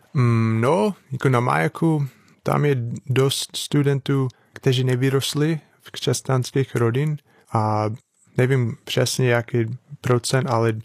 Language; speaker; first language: Czech; non-native, fluent; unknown